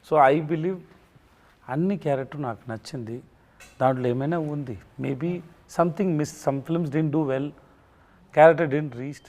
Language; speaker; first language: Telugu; non-native, learner; Tamil